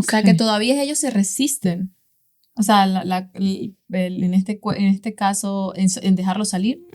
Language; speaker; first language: Spanish; native; Spanish